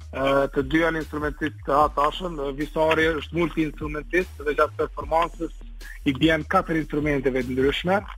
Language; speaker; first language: Albanian; native; Albanian